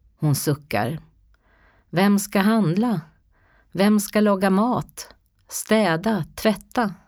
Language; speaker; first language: Swedish; native; Swedish